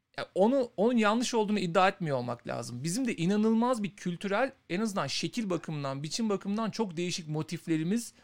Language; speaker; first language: Turkish; native; Turkish